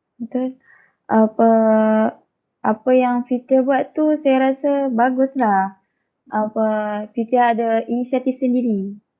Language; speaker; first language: Malay; native; Malay